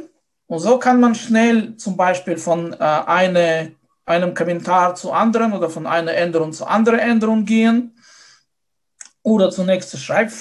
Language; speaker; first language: German; non-native, fluent; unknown